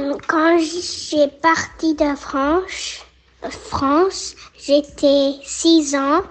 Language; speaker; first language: French; early bilingual, heritage; French